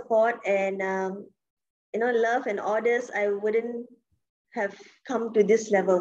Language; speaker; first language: English; non-native, local second language; Tamil